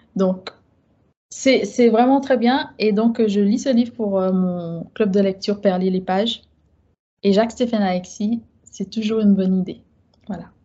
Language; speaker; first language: French; native; French